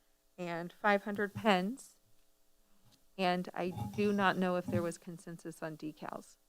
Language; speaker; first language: English; native; English